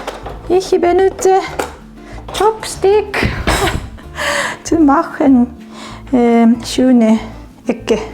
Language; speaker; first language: German; non-native, learner; Japanese